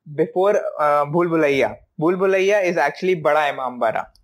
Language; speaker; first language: English; non-native, local second language; Hindi